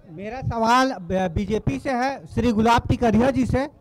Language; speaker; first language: Hindi; native; Hindi